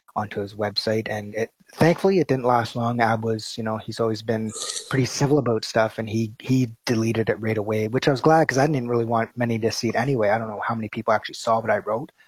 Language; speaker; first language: English; native; English